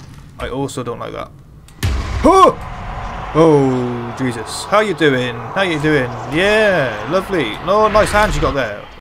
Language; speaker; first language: English; native; English